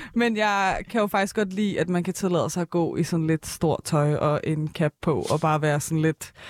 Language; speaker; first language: Danish; early bilingual, other home language; Persian